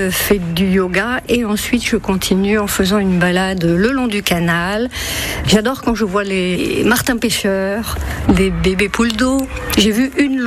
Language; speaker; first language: French; native; French